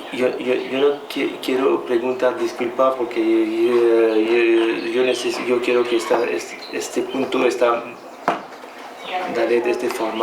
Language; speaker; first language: Spanish; non-native, learner; French